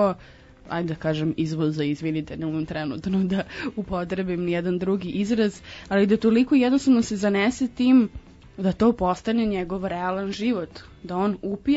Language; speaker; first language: Serbian; native; Serbian